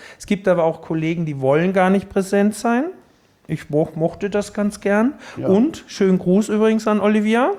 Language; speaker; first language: German; native; German